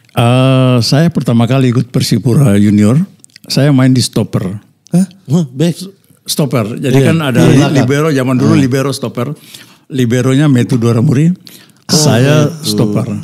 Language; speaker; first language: Indonesian; native; Indonesian